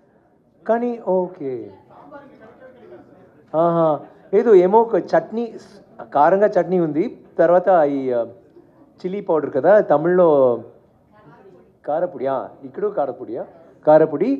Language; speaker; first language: Telugu; non-native, learner; Tamil